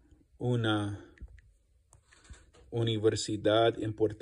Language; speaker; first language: Spanish; non-native, learner; English